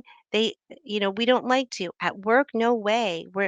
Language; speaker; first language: English; native; English